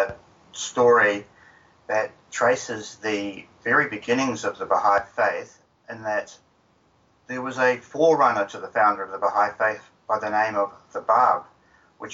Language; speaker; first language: English; native; English